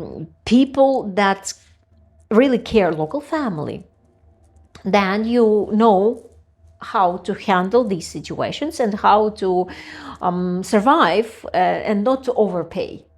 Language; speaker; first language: English; non-native, fluent; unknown